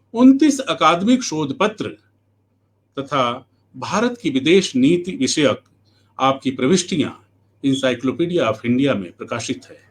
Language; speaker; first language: Hindi; native; Hindi